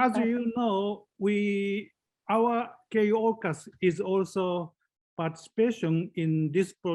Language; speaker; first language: English; non-native, learner; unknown